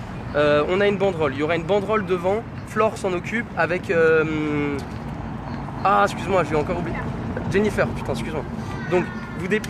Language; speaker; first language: French; native; French